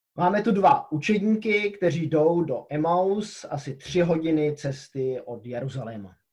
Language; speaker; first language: Czech; native; Czech